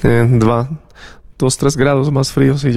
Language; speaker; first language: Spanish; non-native, fluent; Polish